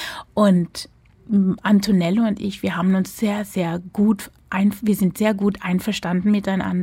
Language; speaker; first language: German; non-native, fluent; English